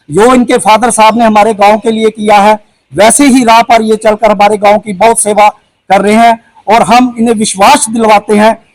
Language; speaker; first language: Hindi; non-native, local second language; Punjabi